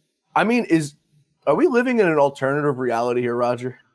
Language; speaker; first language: English; native; English